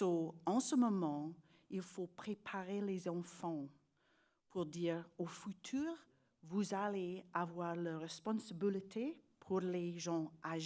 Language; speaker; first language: French; non-native, learner; English